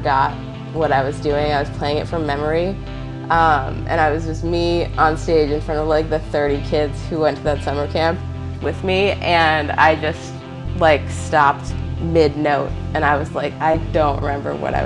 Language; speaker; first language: English; native; English